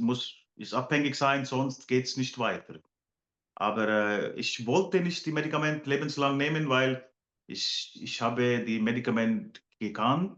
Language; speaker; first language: German; non-native, fluent; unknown